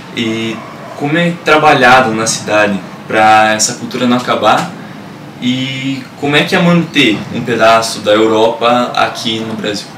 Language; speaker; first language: Portuguese; native; Portuguese